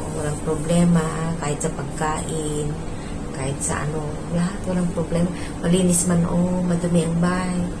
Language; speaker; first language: Filipino; non-native, local second language; Iloko